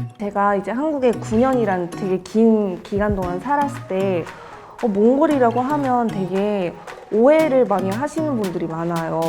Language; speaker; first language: Korean; non-native, fluent; Mongolian